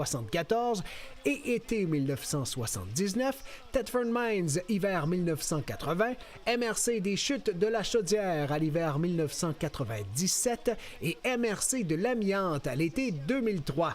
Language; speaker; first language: French; native; French